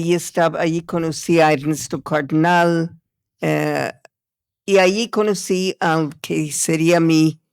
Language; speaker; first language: Spanish; non-native, fluent; English